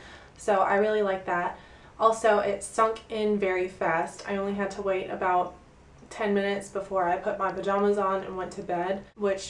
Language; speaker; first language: English; native; English